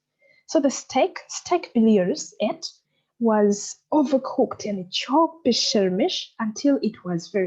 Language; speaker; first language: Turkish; non-native, fluent; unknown